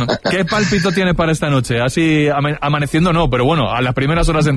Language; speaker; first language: Spanish; native; Spanish